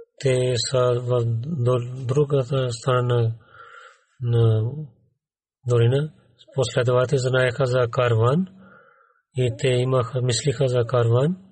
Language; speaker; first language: Bulgarian; non-native, learner; Urdu